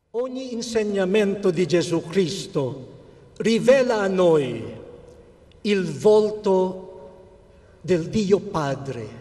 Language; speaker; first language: Italian; non-native, fluent; Filipino